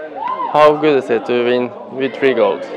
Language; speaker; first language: English; non-native, fluent; Norwegian